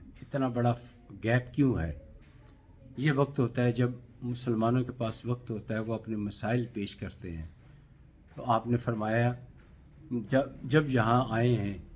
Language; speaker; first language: Urdu; native; Urdu